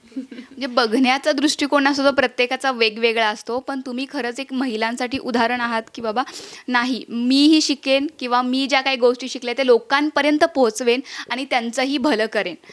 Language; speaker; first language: Marathi; native; Marathi